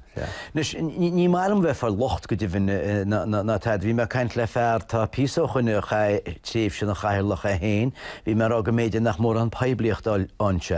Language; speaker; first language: Irish; native; Irish